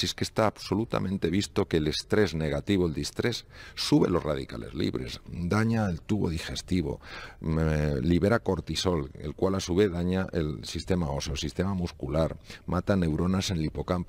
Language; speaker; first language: Spanish; native; Spanish